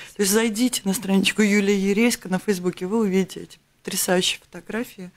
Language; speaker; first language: Russian; native; Russian